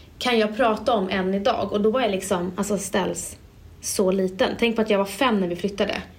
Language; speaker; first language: Swedish; early bilingual, other home language; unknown